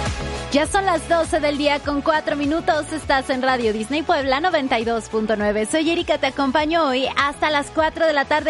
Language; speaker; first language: Spanish; native; Spanish